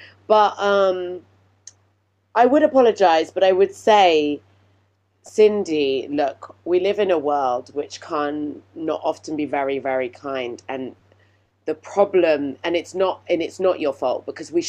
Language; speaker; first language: English; native; English